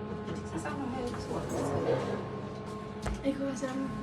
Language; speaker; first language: Finnish; non-native, learner; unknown